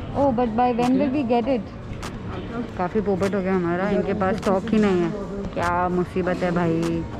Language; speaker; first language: Hindi; native; Hindi